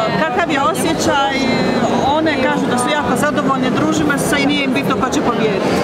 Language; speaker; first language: Croatian; native; Croatian